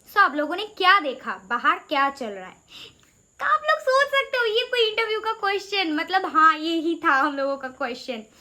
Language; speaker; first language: Hindi; non-native, local second language; Bangla